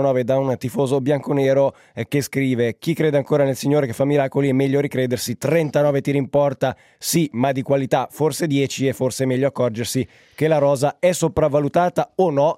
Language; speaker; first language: Italian; native; Italian